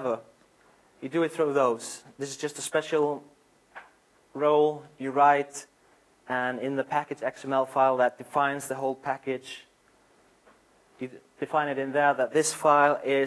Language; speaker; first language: English; non-native, fluent; Icelandic